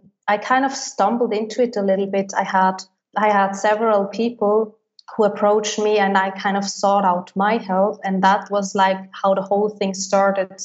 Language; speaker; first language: English; non-native, fluent; Swiss German